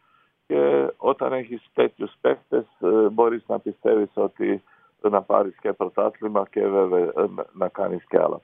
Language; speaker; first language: Greek; non-native, fluent; Croatian